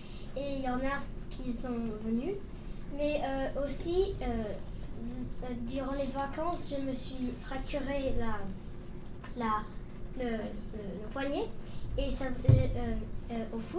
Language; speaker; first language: French; early bilingual, heritage; French